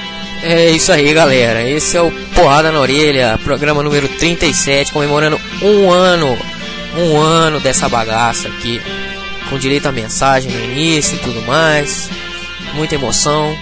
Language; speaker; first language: Portuguese; native; Portuguese